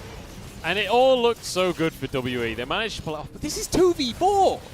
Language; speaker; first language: English; native; English